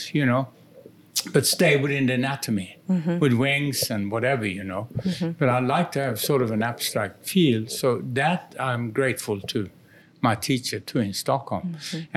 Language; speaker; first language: English; non-native, fluent; Swedish